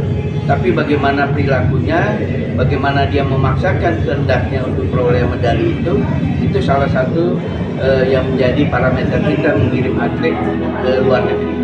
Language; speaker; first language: Indonesian; native; Indonesian